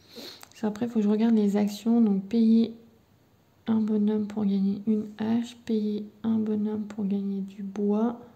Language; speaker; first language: French; native; French